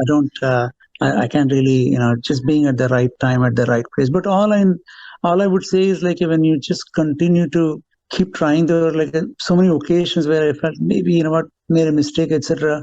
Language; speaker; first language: English; non-native, local second language; Telugu